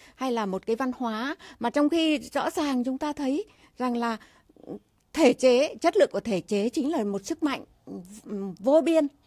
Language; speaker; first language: Vietnamese; native; Vietnamese